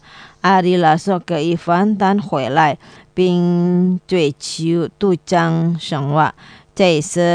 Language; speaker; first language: Chinese; non-native, learner; Indonesian